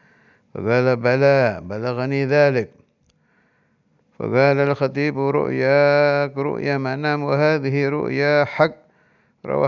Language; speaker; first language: Arabic; non-native, fluent; Indonesian